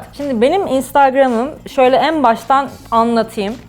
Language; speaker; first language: Turkish; early bilingual, heritage; Russian